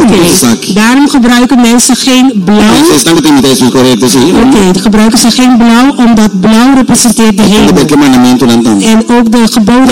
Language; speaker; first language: Dutch; non-native, fluent; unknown